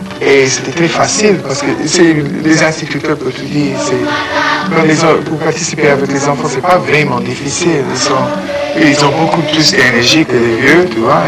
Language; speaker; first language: French; non-native, fluent; English